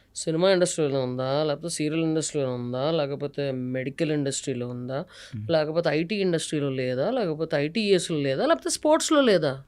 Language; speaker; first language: Telugu; native; Telugu